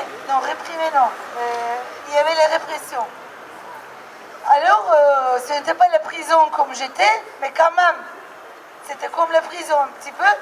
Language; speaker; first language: French; non-native, fluent; Turkish